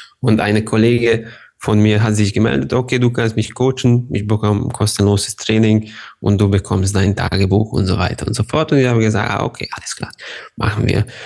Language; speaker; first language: German; non-native, fluent; Hungarian